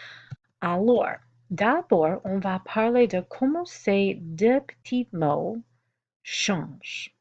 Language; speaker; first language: French; non-native, fluent; English